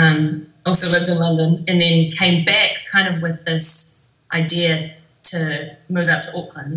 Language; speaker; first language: English; native; English